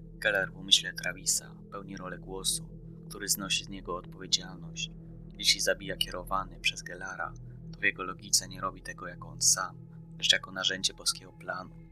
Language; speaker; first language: Polish; native; Polish